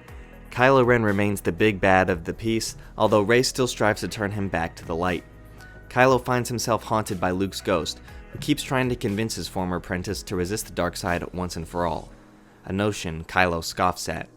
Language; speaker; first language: English; native; English